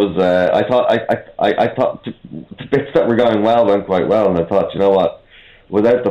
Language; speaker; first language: English; native; English